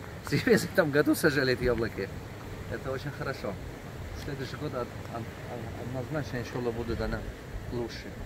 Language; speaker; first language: Russian; non-native, local second language; Tajik